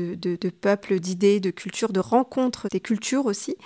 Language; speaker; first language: French; native; French